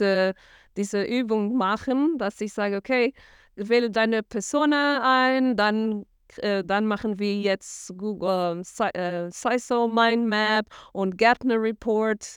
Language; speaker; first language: German; non-native, fluent; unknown